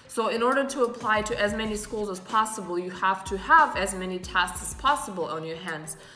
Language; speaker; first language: English; non-native, fluent; Russian